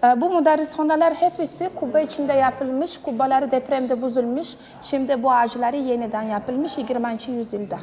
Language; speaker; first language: Turkish; non-native, learner; Uzbek